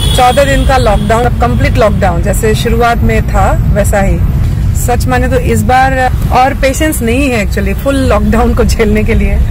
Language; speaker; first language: Hindi; native; Hindi